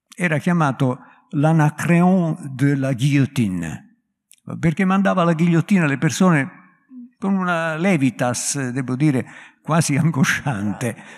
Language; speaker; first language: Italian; native; Italian